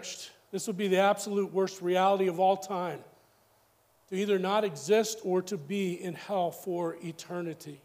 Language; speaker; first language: English; native; English